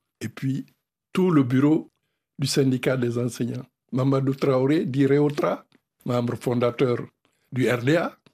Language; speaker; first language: French; non-native, local second language; Fula